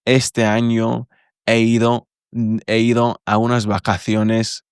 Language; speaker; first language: Spanish; non-native, fluent; English